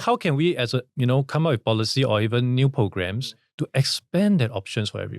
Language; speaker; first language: English; native; English